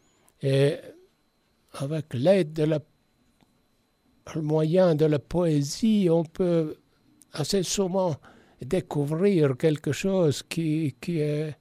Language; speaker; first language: French; non-native, fluent; Estonian